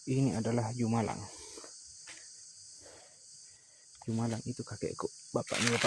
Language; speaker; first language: Indonesian; native; Indonesian